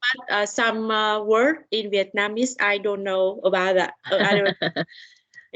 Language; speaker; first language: English; non-native, learner; Vietnamese